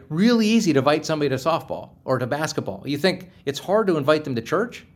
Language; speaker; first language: English; native; English